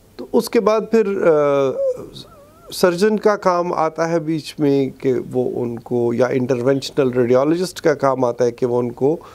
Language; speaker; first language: Urdu; non-native, local second language; Pashto